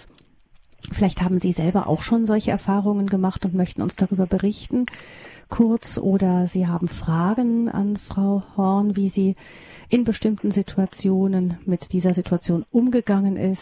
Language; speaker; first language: German; native; German